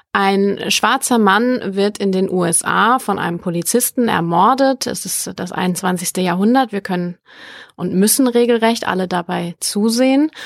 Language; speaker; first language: German; native; German